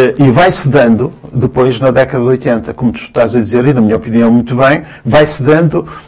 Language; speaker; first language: Portuguese; early bilingual, other home language; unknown